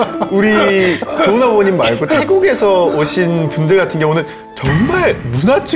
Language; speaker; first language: Korean; native; Korean